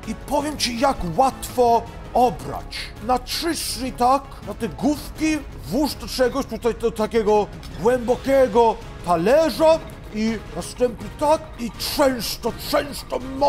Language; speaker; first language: Polish; early bilingual, heritage; Polish